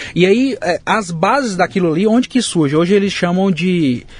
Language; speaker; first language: Portuguese; native; Portuguese